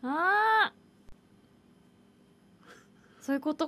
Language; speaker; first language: Japanese; native; Japanese